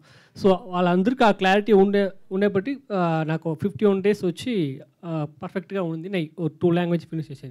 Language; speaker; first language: Telugu; non-native, learner; Tamil